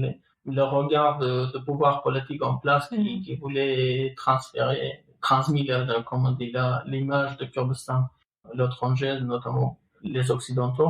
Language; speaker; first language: French; non-native, fluent; Kurdish